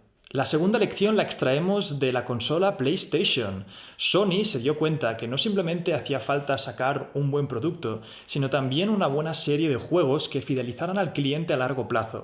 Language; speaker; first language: Spanish; native; Spanish